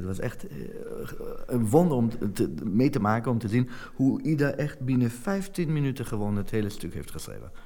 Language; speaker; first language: Dutch; non-native, fluent; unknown